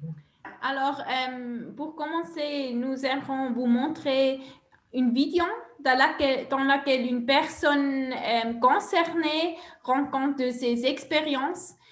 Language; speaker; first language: French; non-native, local second language; German